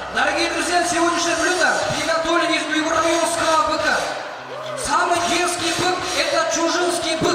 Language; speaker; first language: Russian; non-native, local second language; Uyghur